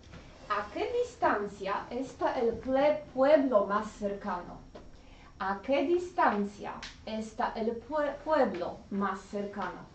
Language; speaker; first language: Spanish; non-native, learner; English